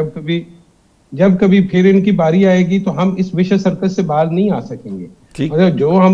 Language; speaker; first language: Urdu; native; Urdu